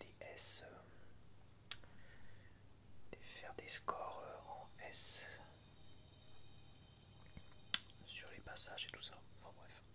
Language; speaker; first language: French; native; French